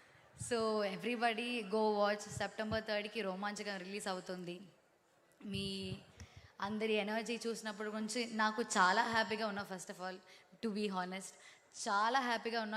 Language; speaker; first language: Telugu; non-native, learner; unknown